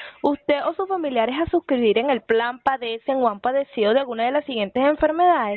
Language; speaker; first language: Spanish; native; Spanish